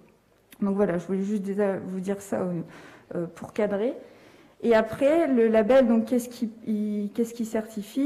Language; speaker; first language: French; native; French